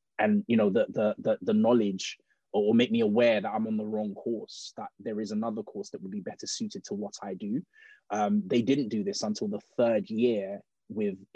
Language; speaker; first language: English; native; English